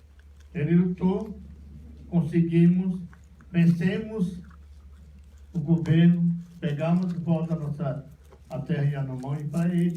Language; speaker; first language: Portuguese; non-native, local second language; Yanomámi